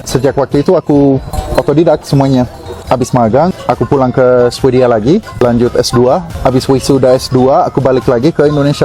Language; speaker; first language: Indonesian; non-native, learner; Swedish